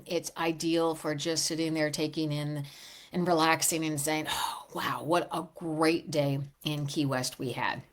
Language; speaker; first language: English; native; English